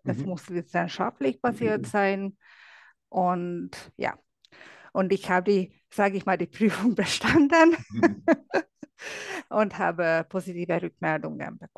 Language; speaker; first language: German; non-native, fluent; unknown